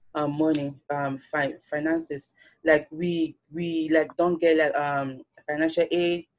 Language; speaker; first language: English; non-native, local second language; Yoruba